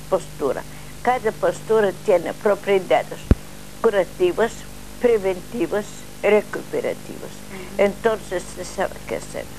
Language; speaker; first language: Spanish; non-native, learner; Russian